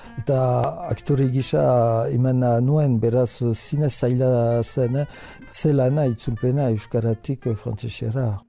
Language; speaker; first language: Basque; non-native, local second language; French